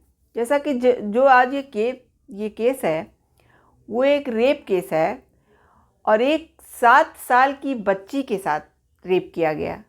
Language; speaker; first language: Hindi; native; Hindi